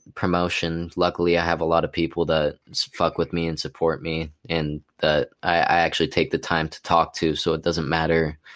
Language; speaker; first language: English; native; English